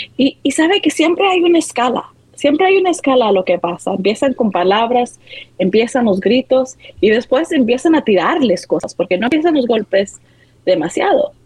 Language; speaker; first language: Spanish; early bilingual, heritage; Spanish